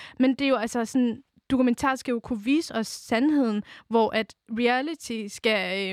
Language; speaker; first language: Danish; early bilingual, other home language; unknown